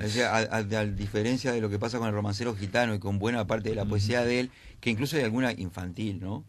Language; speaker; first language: Spanish; native; Spanish